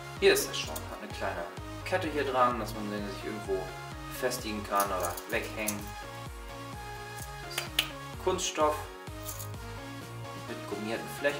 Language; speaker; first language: German; native; German